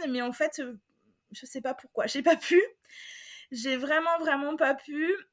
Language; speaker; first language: French; native; French